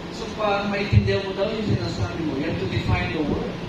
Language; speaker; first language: English; non-native, local second language; Filipino